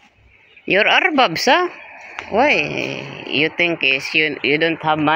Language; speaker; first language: English; non-native, learner; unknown